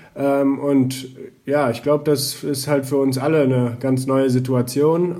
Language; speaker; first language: German; native; German